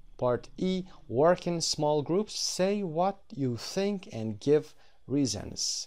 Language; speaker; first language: English; non-native, fluent; Persian